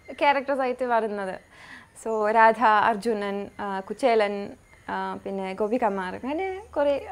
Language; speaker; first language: Malayalam; non-native, fluent; French